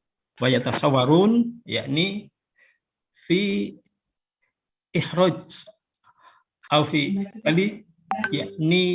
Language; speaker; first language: Arabic; non-native, fluent; Indonesian